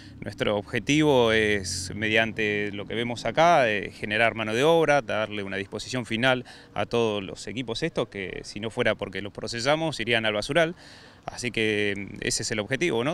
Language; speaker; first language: Spanish; native; Spanish